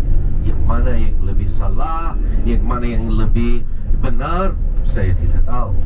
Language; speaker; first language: Indonesian; non-native, fluent; Arabic